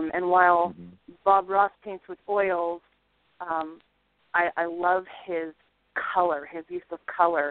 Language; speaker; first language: English; native; English